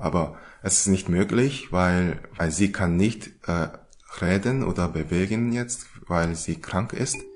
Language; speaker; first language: German; non-native, learner; Korean